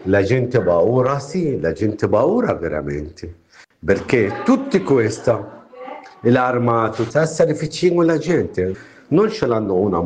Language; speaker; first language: Italian; non-native, learner; Arabic